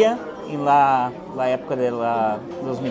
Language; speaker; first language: Spanish; non-native, fluent; Portuguese